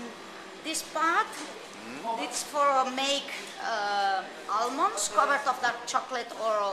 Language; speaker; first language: English; non-native, learner; Spanish